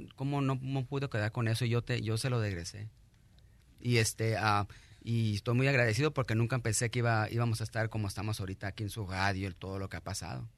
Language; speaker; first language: Spanish; native; Spanish